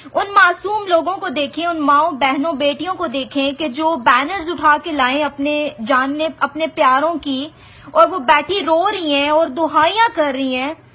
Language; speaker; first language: Urdu; non-native, local second language; Punjabi